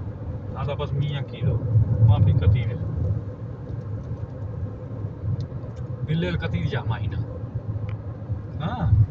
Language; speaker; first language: Arabic; non-native, learner; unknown